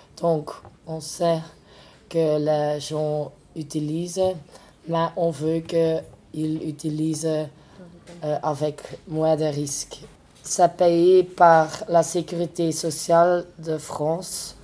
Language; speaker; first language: French; non-native, local second language; Dutch